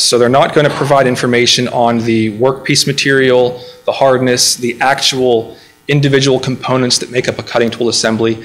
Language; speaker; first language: English; native; English